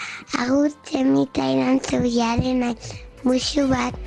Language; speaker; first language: Basque; non-native, local second language; Spanish